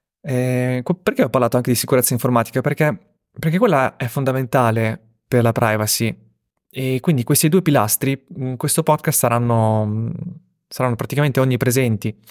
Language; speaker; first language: Italian; early bilingual, other home language; Russian